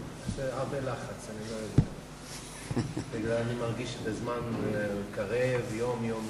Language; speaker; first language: Hebrew; non-native, fluent; English